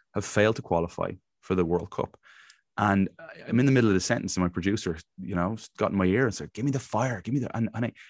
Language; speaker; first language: English; native; English